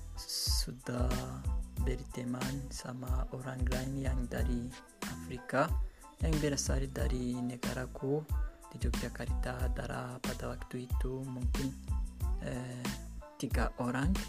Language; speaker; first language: Indonesian; non-native, learner; Kinyarwanda